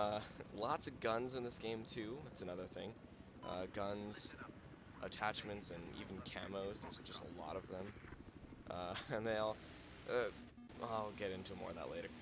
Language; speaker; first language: English; native; English